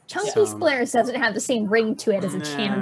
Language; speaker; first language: English; native; English